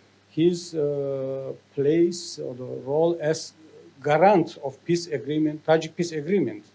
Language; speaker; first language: English; non-native, learner; Tajik